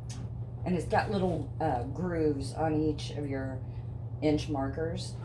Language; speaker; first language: English; native; English